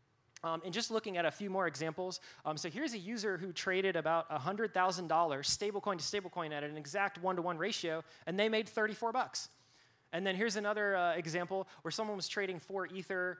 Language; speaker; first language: English; native; English